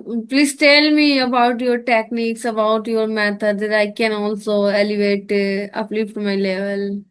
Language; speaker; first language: English; non-native, learner; Hindi